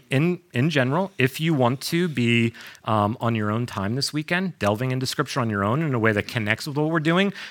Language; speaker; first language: English; native; English